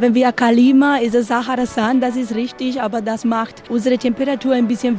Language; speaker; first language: German; non-native, learner; Spanish